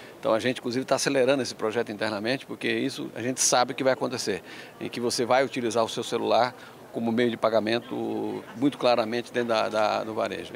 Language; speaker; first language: Portuguese; early bilingual, other home language; Spanish